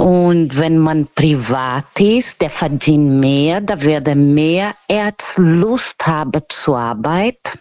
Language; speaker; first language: German; non-native, learner; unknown